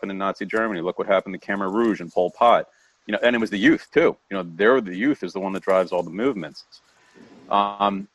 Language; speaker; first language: English; native; English